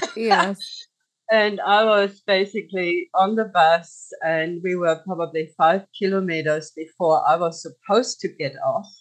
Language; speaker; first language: English; non-native, fluent; German